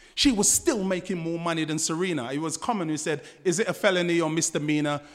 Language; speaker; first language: English; native; English